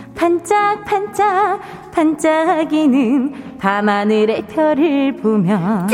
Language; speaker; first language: Korean; native; Korean